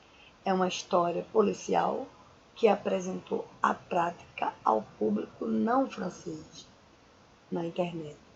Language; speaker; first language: Portuguese; native; Portuguese